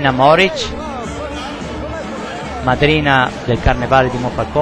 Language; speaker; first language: Italian; native; Italian